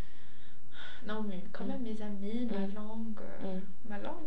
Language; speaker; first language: French; non-native, fluent; Swedish